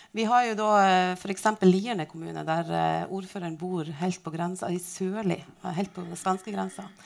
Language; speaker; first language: Norwegian; native; Norwegian